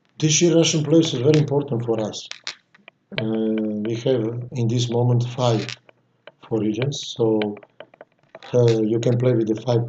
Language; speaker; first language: English; non-native, fluent; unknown